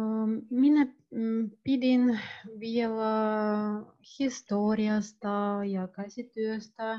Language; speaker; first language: Finnish; non-native, learner; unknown